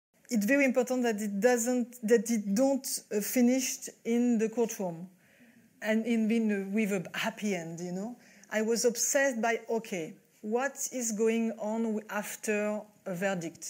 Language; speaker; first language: English; non-native, fluent; French